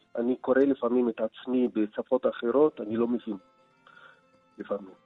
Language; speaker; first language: Hebrew; non-native, local second language; Arabic